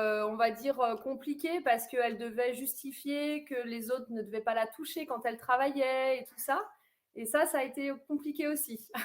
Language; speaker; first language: French; native; French